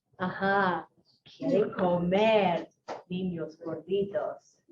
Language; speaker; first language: Spanish; non-native, fluent; English